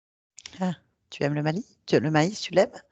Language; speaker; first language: French; native; French